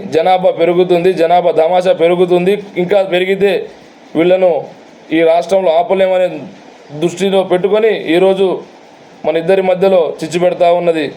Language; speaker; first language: Telugu; non-native, local second language; Lambadi